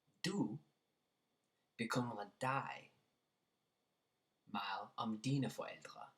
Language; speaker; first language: Danish; non-native, learner; English